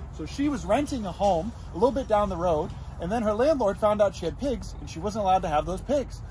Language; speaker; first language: English; native; English